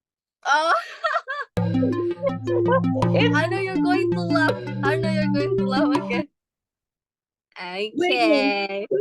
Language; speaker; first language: English; non-native, fluent; Indonesian